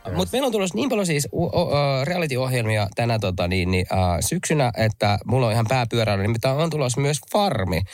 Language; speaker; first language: Finnish; native; Finnish